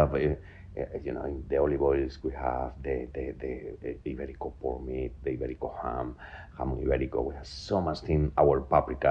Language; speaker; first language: English; non-native, fluent; Spanish